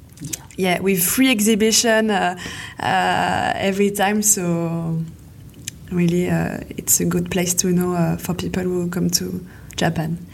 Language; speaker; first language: English; non-native, fluent; French